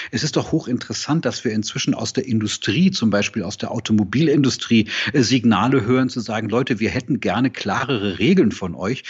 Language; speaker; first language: German; native; German